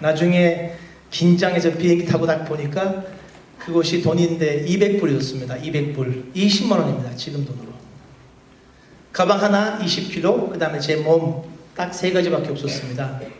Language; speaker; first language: Korean; non-native, fluent; Turkish